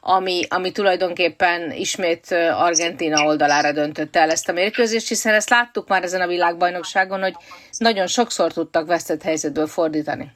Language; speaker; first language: Hungarian; native; Hungarian